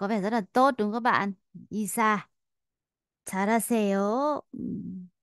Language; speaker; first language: Korean; non-native, fluent; Vietnamese